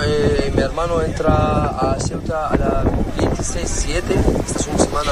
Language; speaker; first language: Spanish; non-native, learner; Arabic